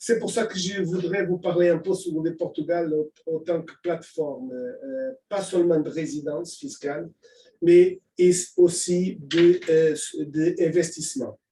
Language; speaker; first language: French; non-native, fluent; Portuguese